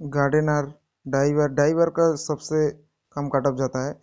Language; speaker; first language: Hindi; non-native, local second language; Bangla